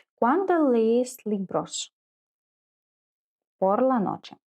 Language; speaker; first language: Spanish; non-native, fluent; Ukrainian